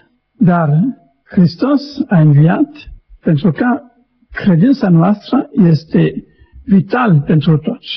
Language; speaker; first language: Romanian; non-native, learner; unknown